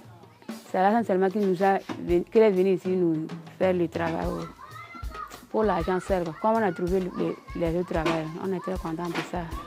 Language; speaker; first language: French; non-native, local second language; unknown